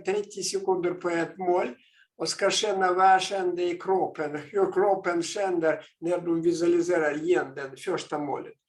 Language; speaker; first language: Swedish; non-native, fluent; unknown